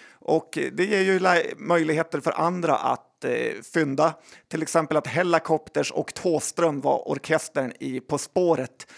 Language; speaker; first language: Swedish; native; Swedish